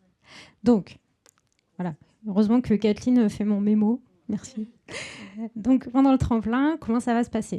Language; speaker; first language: French; native; French